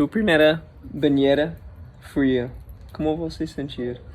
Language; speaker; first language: Portuguese; non-native, learner; English